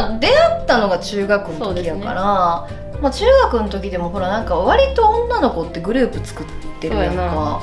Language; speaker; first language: Japanese; native; Japanese